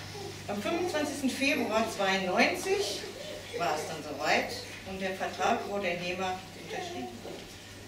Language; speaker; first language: German; native; German